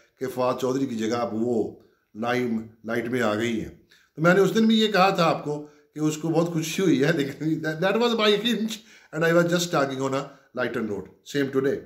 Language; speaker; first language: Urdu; non-native, local second language; Punjabi